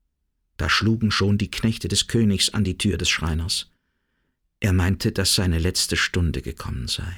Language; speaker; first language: German; native; German